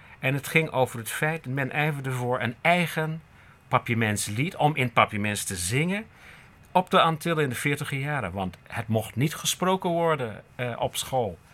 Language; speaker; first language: Dutch; non-native, fluent; English